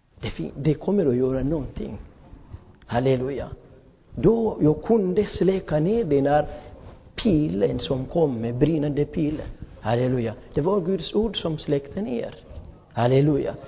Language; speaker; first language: Swedish; non-native, fluent; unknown